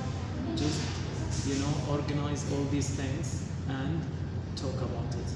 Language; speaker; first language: English; non-native, learner; Arabic